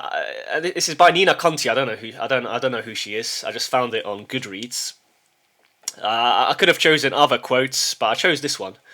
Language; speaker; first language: English; early bilingual, heritage; English